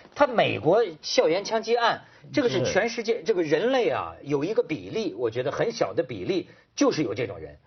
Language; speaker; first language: Chinese; native; Chinese